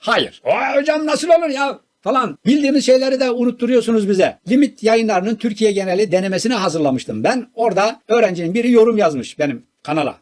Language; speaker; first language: Turkish; native; Turkish